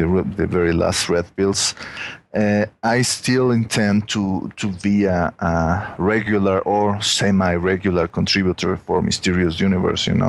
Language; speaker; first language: English; non-native, fluent; Spanish